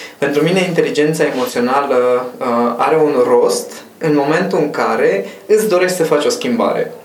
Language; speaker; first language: Romanian; non-native, local second language; Hungarian